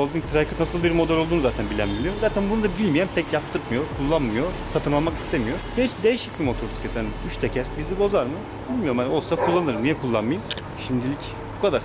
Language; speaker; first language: Turkish; native; Turkish